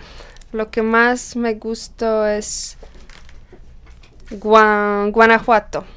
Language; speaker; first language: Spanish; non-native, learner; Czech